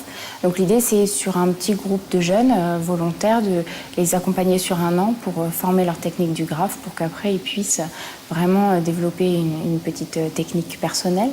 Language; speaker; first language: French; native; French